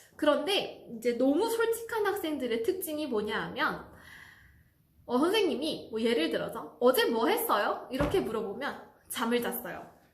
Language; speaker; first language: Korean; native; Korean